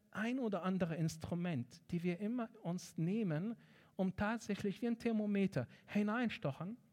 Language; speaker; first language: German; non-native, fluent; Arabic